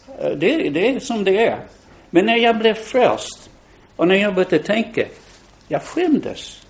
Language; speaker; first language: Swedish; non-native, fluent; English